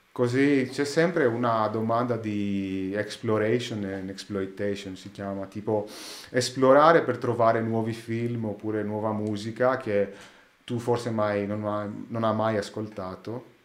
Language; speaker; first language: Italian; non-native, learner; Greek